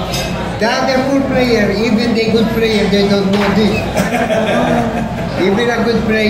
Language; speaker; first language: English; non-native, learner; Filipino